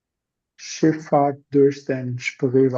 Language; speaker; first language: German; non-native, learner; Urdu